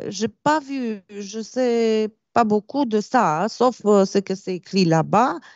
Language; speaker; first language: French; non-native, fluent; Romanian